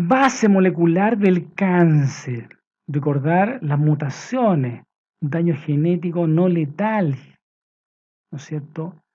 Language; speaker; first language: Spanish; native; Spanish